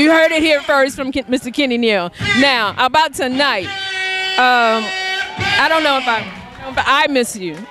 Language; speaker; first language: English; native; English